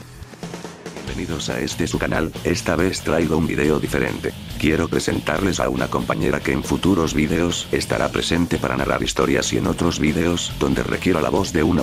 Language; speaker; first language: Spanish; native; Spanish